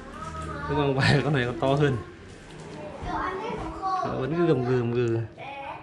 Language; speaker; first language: Vietnamese; native; Vietnamese